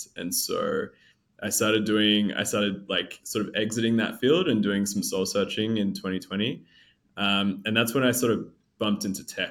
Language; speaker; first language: English; native; English